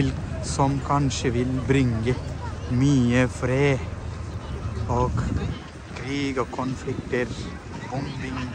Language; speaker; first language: Norwegian; non-native, fluent; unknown